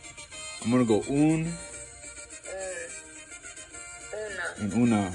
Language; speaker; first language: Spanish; non-native, learner; English